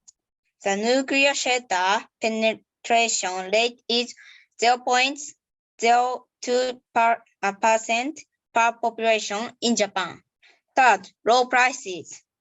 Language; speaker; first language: English; non-native, learner; Japanese